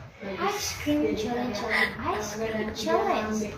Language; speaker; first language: English; non-native, learner; Indonesian